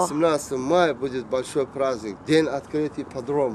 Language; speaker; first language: Russian; non-native, local second language; Uzbek